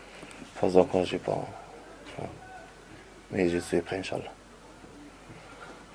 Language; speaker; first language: French; non-native, learner; Arabic